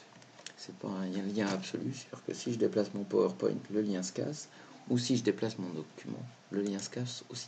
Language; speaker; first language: French; native; French